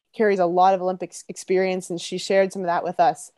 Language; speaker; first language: English; native; English